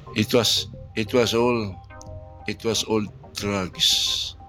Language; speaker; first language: English; non-native, local second language; Cebuano